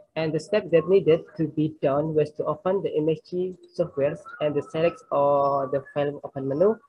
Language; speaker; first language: English; non-native, learner; Indonesian